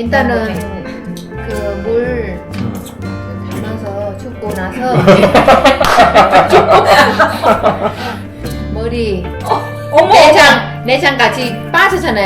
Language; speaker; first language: Korean; non-native, learner; Vietnamese